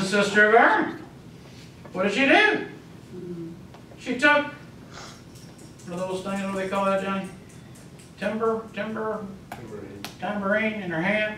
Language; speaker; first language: English; native; English